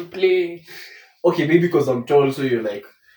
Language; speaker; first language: English; non-native, local second language; Swahili